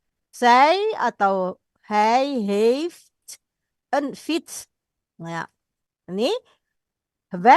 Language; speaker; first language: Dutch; non-native, fluent; Indonesian